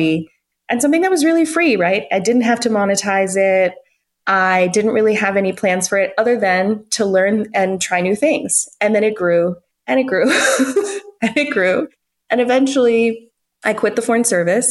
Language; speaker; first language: English; native; English